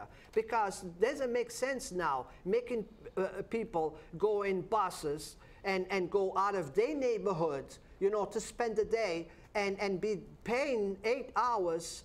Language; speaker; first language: English; non-native, fluent; Portuguese